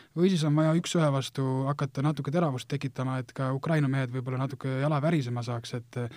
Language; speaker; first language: Estonian; native; Estonian